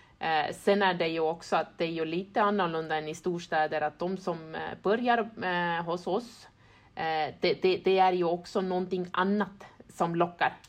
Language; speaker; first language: Swedish; non-native, fluent; Estonian